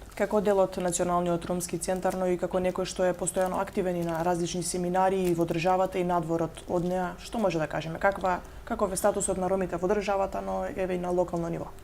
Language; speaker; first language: Macedonian; native; Macedonian